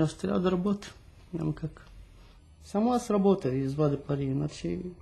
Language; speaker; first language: Bulgarian; non-native, fluent; Arabic